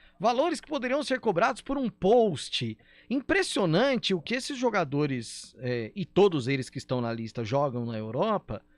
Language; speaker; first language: Portuguese; native; Portuguese